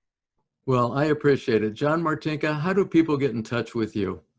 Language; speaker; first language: English; native; English